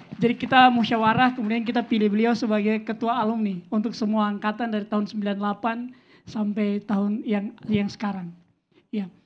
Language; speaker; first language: Indonesian; native; Indonesian